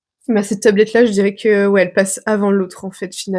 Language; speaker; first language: French; native; French